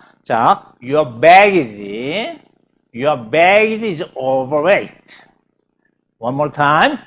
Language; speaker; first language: English; non-native, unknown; Korean